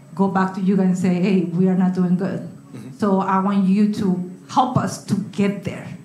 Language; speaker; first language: English; non-native, learner; Spanish